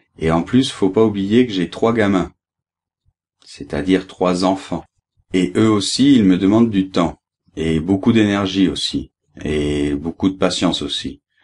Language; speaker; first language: French; native; French